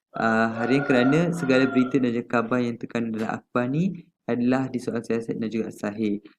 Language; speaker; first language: Malay; non-native, local second language; Tamil